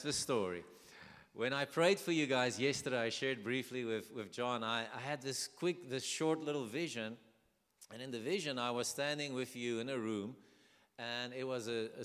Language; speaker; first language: English; non-native, local second language; Afrikaans